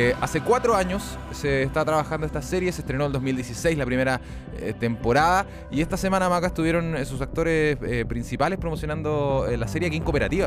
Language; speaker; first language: Spanish; native; Spanish